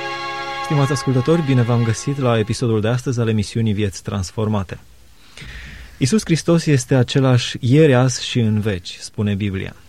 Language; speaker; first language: Romanian; native; Romanian